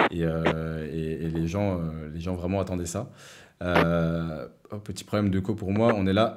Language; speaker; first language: French; native; French